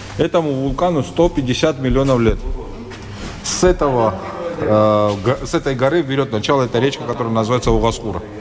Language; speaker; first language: Russian; non-native, local second language; Georgian